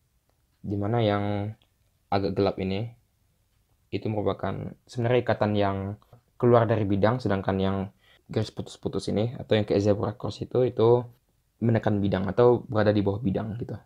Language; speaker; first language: Indonesian; native; Indonesian